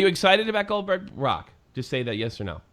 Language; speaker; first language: English; native; English